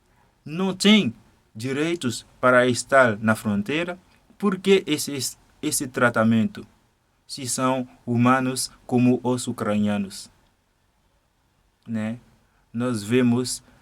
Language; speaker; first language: Portuguese; non-native, fluent; Haitian Creole